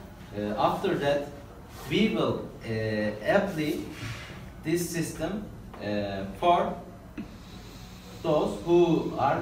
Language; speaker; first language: English; non-native, learner; Turkish